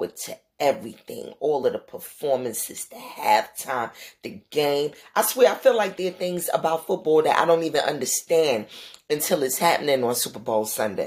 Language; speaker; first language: English; native; English